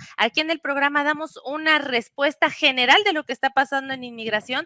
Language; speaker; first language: Spanish; native; Spanish